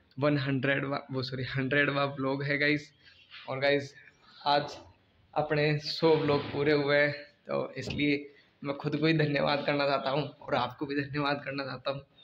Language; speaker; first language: Hindi; native; Hindi